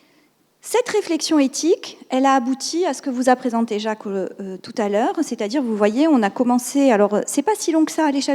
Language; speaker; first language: French; native; French